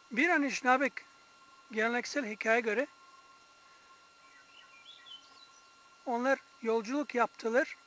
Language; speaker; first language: Turkish; non-native, fluent; English